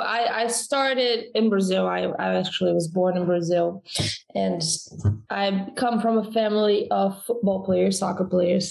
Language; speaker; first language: English; non-native, fluent; Portuguese